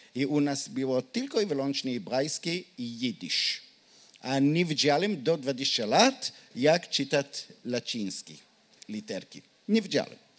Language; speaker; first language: Polish; non-native, learner; Hebrew